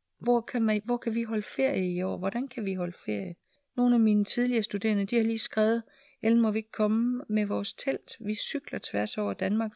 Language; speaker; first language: Danish; native; Danish